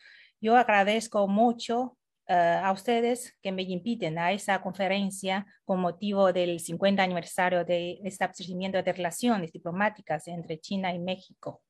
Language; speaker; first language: Spanish; non-native, fluent; Chinese